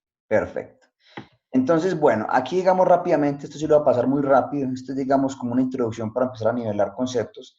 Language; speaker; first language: Spanish; native; Spanish